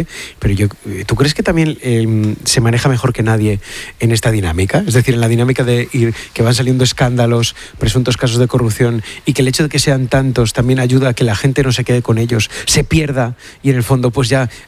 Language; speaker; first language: Spanish; native; Spanish